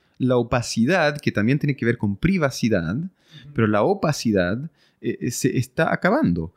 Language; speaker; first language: Spanish; early bilingual, other home language; French